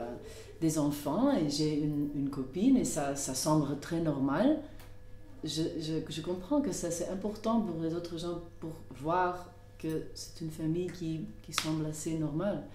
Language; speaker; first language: French; non-native, local second language; Dutch